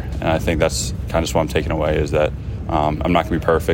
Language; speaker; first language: English; native; English